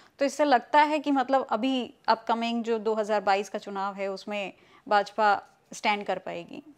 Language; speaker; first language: Hindi; native; Hindi